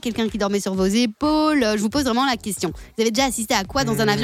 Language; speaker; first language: French; native; French